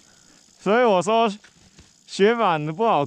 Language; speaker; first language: Chinese; native; Chinese